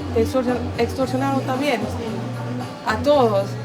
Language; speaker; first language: Spanish; non-native, fluent; English